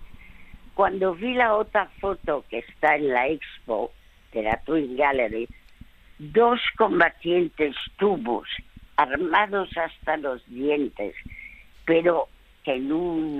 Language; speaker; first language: Spanish; early bilingual, other home language; French